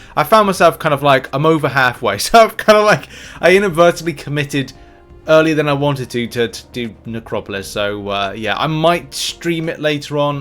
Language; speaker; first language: English; native; English